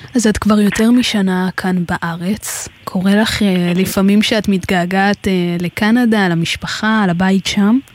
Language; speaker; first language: Hebrew; native; Hebrew